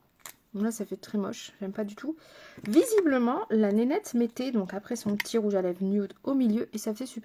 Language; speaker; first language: French; native; French